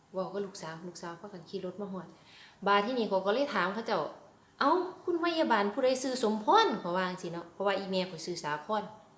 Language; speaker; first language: Thai; native; Thai